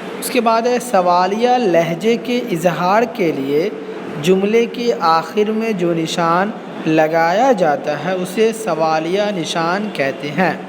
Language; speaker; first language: Urdu; native; Urdu